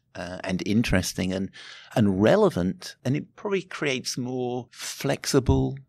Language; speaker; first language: English; native; English